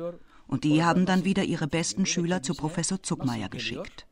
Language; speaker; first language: German; native; German